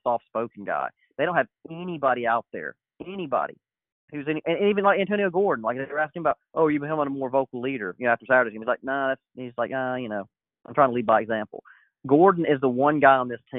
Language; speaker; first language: English; native; English